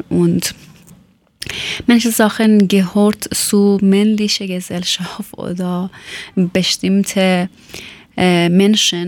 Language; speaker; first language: German; non-native, learner; Persian